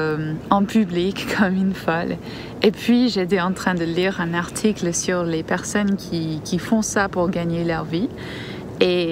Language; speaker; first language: French; non-native, fluent; English